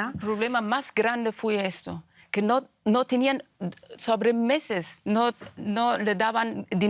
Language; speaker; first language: Spanish; non-native, fluent; Persian